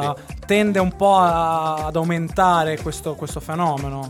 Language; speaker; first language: Italian; native; Italian